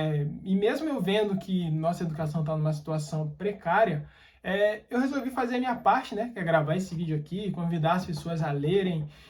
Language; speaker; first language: Portuguese; native; Portuguese